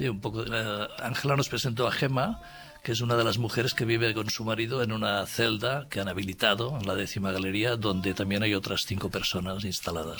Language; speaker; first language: Spanish; native; Spanish